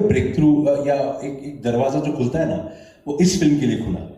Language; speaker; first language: Hindi; non-native, local second language; Marathi